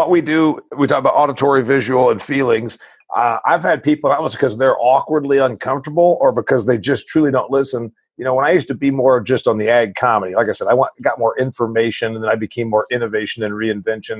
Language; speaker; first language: English; native; English